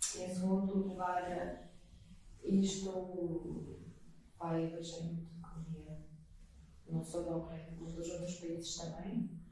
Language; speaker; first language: Portuguese; non-native, fluent; Russian